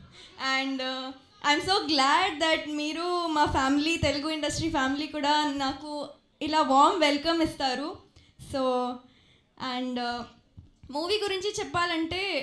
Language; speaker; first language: Telugu; non-native, local second language; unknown